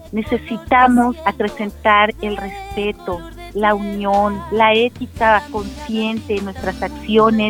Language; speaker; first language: Spanish; native; Spanish